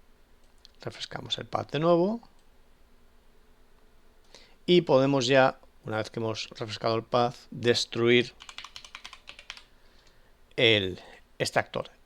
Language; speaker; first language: Spanish; native; Spanish